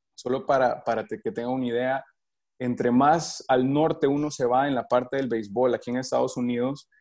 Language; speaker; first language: Spanish; native; Spanish